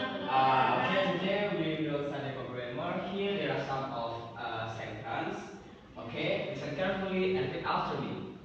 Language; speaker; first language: English; non-native, fluent; Indonesian